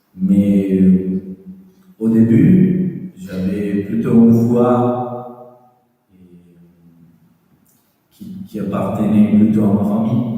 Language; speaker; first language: French; non-native, fluent; Spanish